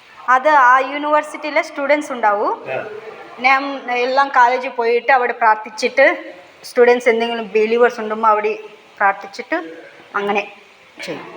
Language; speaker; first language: Malayalam; non-native, local second language; Telugu